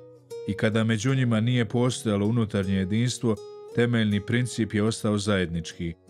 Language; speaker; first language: Croatian; native; Croatian